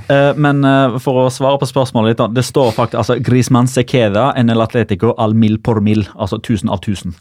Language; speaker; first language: Norwegian; native; Norwegian